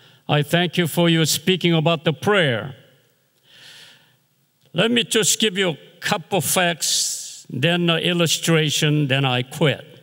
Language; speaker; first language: English; non-native, fluent; Korean